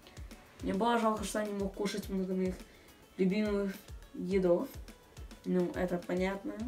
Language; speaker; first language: Russian; early bilingual, other home language; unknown